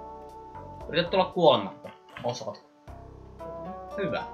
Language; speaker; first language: Finnish; native; Finnish